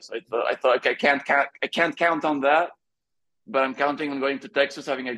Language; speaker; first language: English; non-native, fluent; French